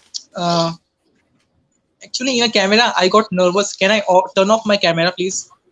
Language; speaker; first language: English; non-native, learner; Hindi